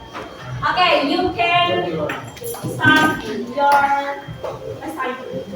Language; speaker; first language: English; non-native, learner; Indonesian